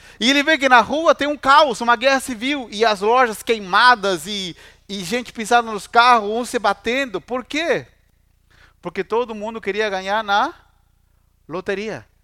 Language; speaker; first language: Portuguese; non-native, fluent; Spanish